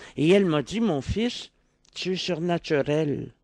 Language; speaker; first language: French; native; French